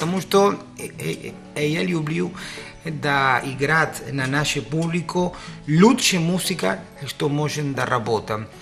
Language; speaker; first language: Russian; non-native, learner; Spanish